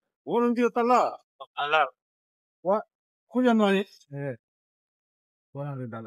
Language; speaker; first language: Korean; non-native, learner; Filipino